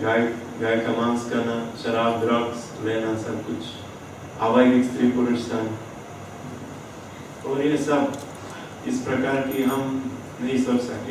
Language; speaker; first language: Hindi; non-native, fluent; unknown